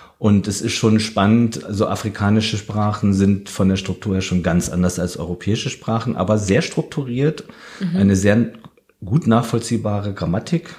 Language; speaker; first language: German; early bilingual, heritage; German